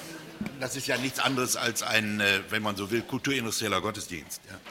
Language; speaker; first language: German; native; German